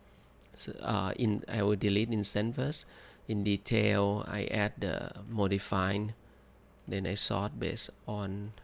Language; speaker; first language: English; non-native, fluent; Thai